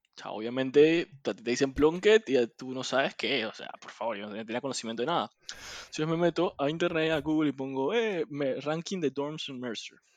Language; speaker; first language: Spanish; native; Spanish